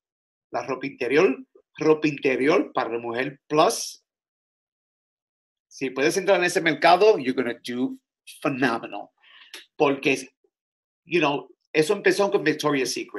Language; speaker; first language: Spanish; early bilingual, other home language; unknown